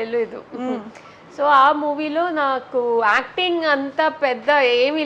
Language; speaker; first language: Telugu; non-native, local second language; Tamil